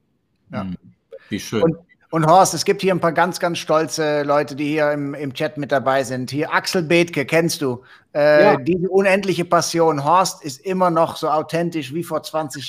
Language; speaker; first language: German; native; German